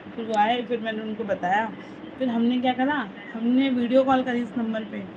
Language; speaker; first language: Hindi; native; Hindi